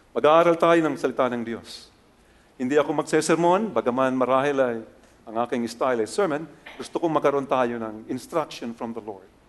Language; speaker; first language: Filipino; native; Filipino